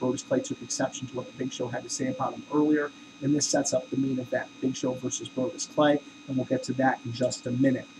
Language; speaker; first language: English; native; English